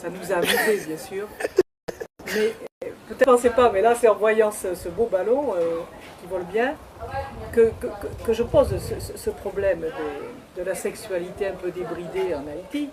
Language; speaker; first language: French; native; French